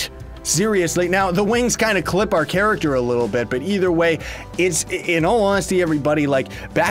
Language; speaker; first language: English; native; English